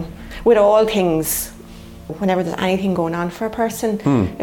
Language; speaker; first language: English; native; English